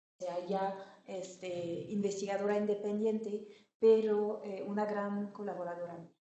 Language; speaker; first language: Spanish; non-native, fluent; French